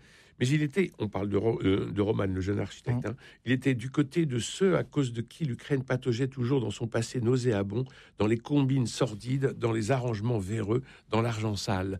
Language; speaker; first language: French; native; French